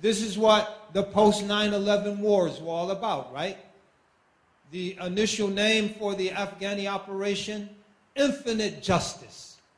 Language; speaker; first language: English; native; English